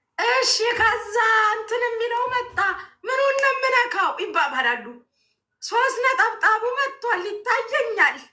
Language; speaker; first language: Amharic; native; Amharic